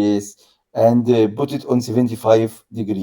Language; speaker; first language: English; non-native, learner; Arabic